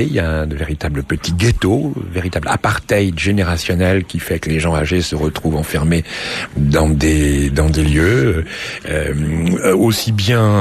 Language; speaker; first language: French; native; French